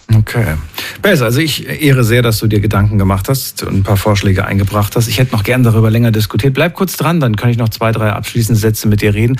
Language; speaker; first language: German; native; German